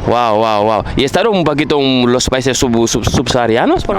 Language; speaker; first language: Spanish; non-native, fluent; Fula